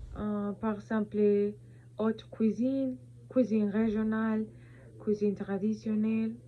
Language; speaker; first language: French; non-native, learner; Spanish